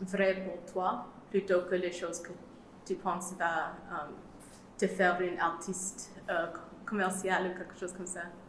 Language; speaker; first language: French; non-native, learner; English